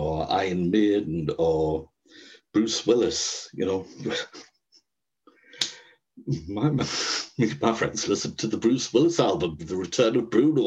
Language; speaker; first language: English; native; English